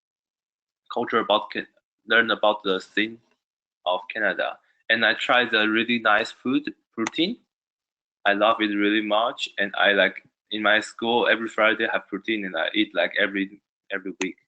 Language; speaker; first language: English; non-native, learner; Chinese